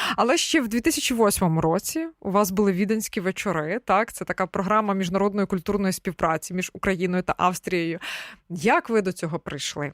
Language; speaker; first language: Ukrainian; native; Ukrainian